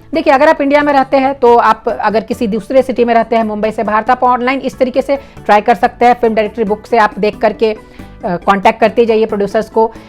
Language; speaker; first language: Hindi; native; Hindi